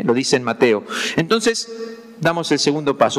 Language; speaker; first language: Spanish; native; Spanish